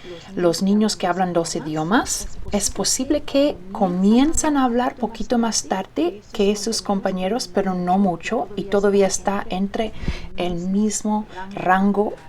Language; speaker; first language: Spanish; early bilingual, heritage; Spanish